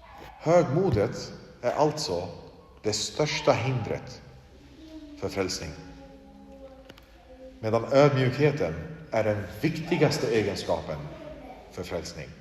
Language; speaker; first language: Swedish; early bilingual, other home language; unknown